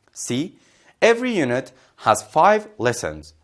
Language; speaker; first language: English; non-native, fluent; Persian